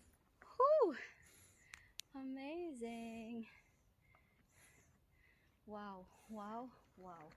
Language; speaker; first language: English; non-native, local second language; Filipino